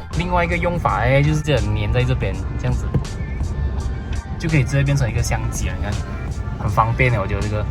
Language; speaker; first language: Chinese; native; Chinese